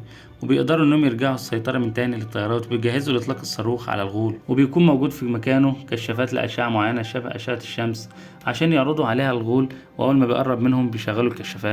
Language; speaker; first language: Arabic; native; Arabic